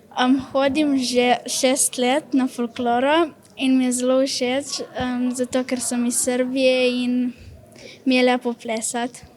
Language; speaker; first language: Slovenian; early bilingual, other home language; Serbian